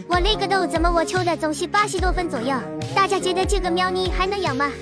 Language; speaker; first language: Chinese; native; Chinese